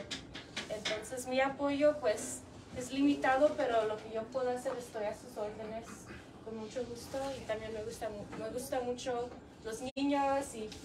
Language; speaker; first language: Spanish; early bilingual, heritage; English